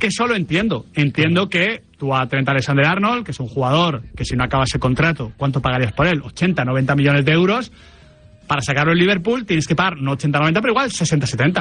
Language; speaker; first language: Spanish; native; Spanish